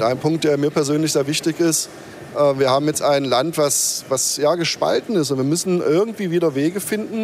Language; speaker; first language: German; native; German